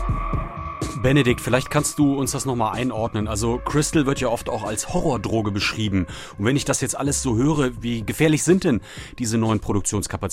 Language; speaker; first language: German; native; German